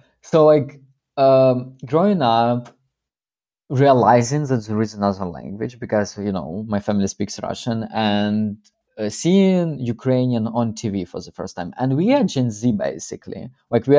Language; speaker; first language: English; non-native, fluent; Russian